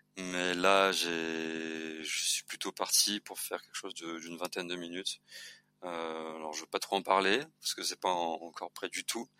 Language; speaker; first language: French; native; French